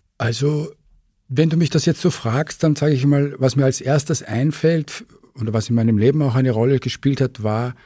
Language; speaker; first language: German; native; German